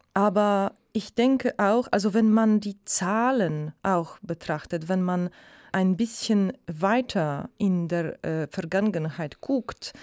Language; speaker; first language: German; non-native, fluent; Polish